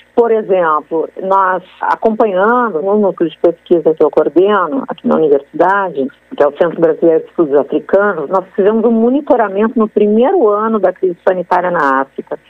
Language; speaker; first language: Portuguese; native; Portuguese